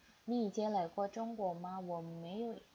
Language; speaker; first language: Chinese; non-native, fluent; Indonesian